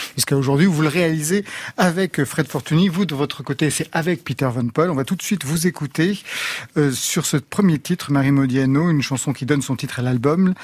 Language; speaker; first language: French; native; French